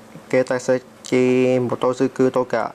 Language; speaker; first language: Japanese; non-native, learner; Vietnamese